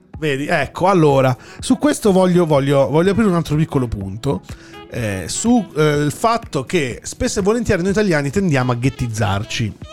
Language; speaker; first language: Italian; native; Italian